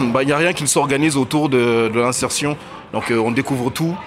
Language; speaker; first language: French; early bilingual, other home language; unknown